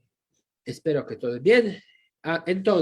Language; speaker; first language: Spanish; non-native, fluent; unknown